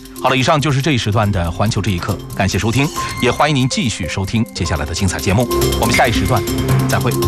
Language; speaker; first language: Chinese; native; Chinese